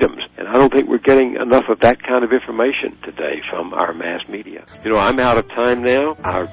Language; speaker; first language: English; native; English